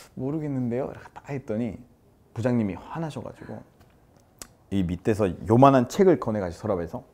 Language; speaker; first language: Korean; non-native, fluent; Spanish